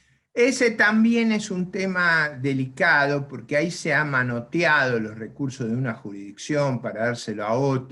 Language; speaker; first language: Spanish; native; Spanish